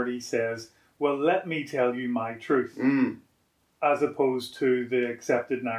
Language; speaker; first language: English; native; English